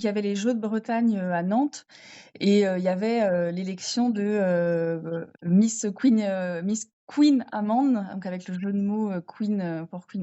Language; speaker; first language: French; native; French